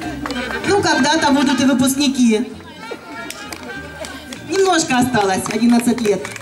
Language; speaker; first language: Russian; native; Russian